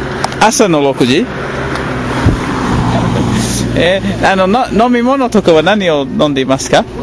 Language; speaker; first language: Japanese; non-native, learner; English